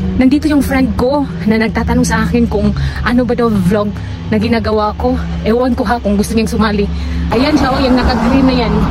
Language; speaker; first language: Filipino; non-native, local second language; Cebuano